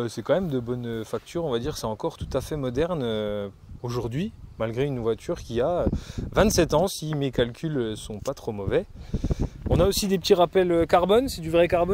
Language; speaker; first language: French; native; French